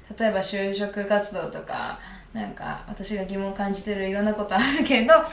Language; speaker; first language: Japanese; native; Japanese